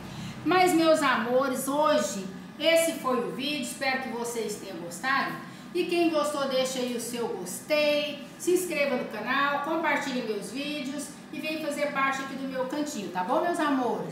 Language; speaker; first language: Portuguese; native; Portuguese